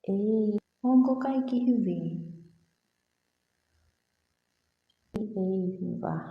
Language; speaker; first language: Finnish; non-native, learner; Burmese